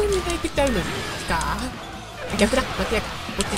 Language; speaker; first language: Japanese; native; Japanese